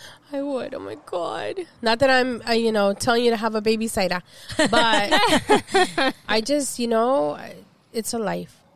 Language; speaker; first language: English; early bilingual, other home language; Spanish